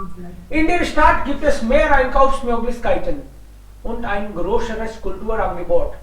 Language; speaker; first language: German; non-native, fluent; Hindi